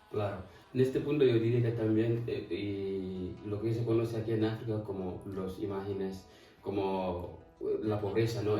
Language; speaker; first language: Spanish; non-native, fluent; Fula